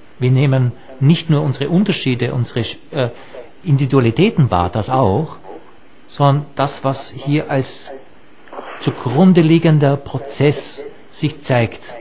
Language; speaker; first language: German; native; German